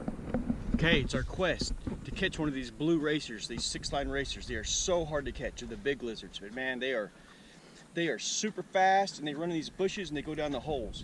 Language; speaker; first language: English; native; English